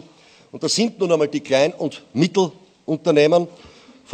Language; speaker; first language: German; native; German